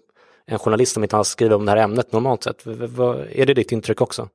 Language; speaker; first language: Swedish; native; Swedish